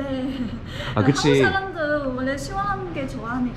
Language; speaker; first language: Korean; non-native, local second language; Vietnamese